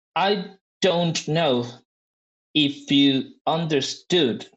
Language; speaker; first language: English; non-native, fluent; Spanish